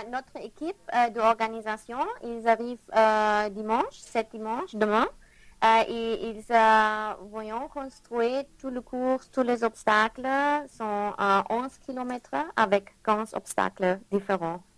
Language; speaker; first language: French; non-native, learner; German